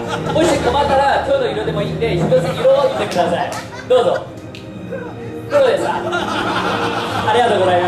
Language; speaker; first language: Japanese; non-native, fluent; Chinese